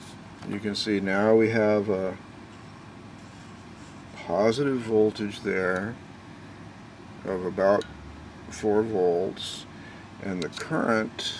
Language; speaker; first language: English; native; English